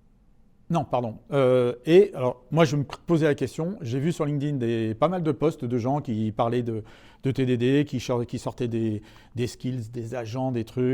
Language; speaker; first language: French; native; French